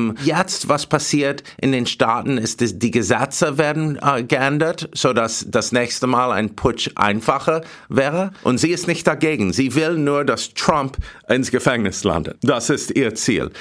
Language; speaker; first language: German; non-native, fluent; English